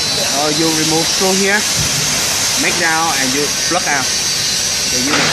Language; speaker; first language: English; non-native, learner; Vietnamese